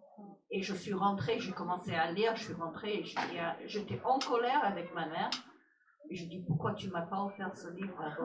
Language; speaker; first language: French; non-native, fluent; English